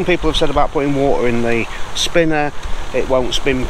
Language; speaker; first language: English; native; English